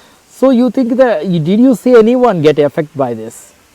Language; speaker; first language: English; non-native, local second language; Telugu